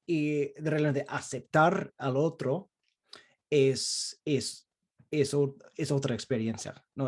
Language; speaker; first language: Spanish; non-native, fluent; English